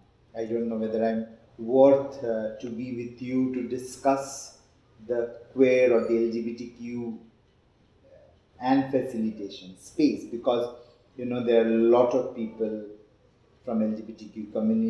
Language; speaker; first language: English; non-native, local second language; Hindi